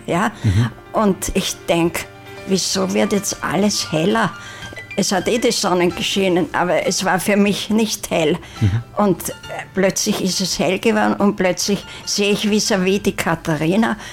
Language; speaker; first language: German; native; German